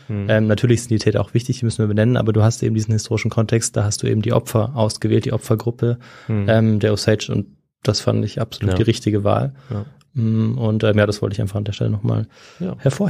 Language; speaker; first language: German; native; German